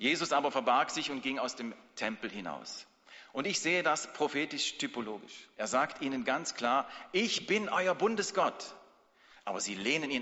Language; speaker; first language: German; native; German